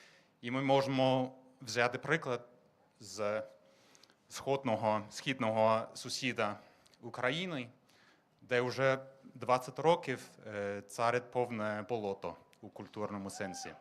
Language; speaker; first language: Ukrainian; non-native, fluent; Danish